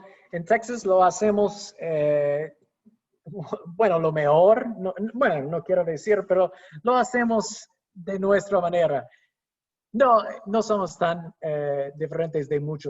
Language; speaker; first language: Spanish; non-native, fluent; English